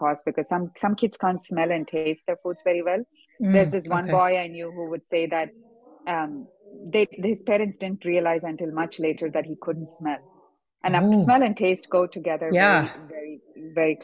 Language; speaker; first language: English; non-native, local second language; Tamil